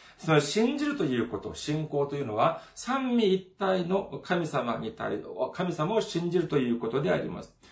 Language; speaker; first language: Japanese; non-native, fluent; Korean